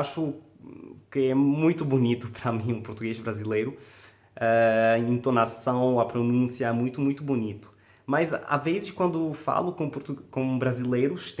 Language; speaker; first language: Portuguese; non-native, fluent; Arabic